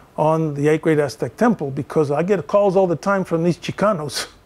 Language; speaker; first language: English; early bilingual, other home language; Spanish